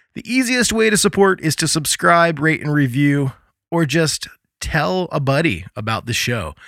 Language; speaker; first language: English; native; English